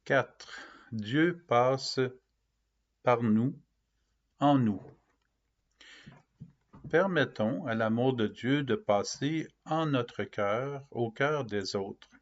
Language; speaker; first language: French; native; French